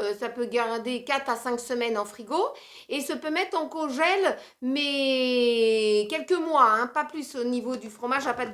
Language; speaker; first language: French; native; French